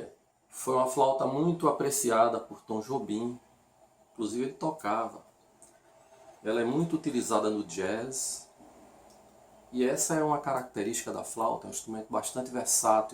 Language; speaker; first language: Portuguese; native; Portuguese